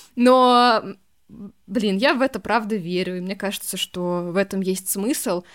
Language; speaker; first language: Russian; native; Russian